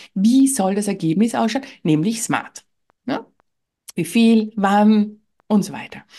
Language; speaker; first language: German; native; German